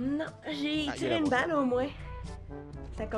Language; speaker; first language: French; native; French